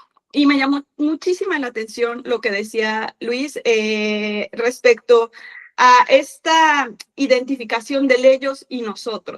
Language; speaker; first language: Spanish; native; Spanish